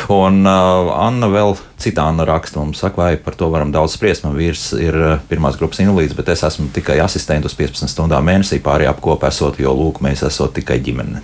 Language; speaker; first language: Latvian; native; Latvian